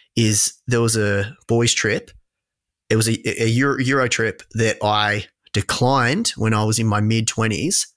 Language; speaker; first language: English; native; English